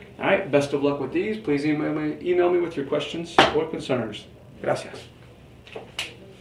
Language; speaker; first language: English; native; English